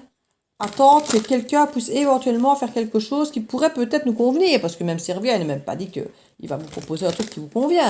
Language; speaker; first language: French; native; French